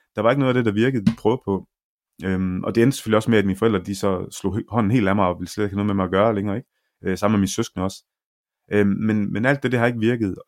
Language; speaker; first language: Danish; early bilingual, other home language; Arabic